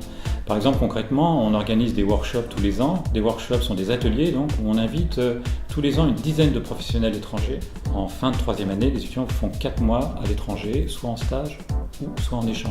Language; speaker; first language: French; native; French